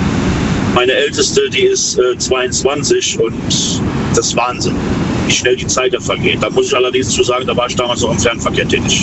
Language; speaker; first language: German; native; German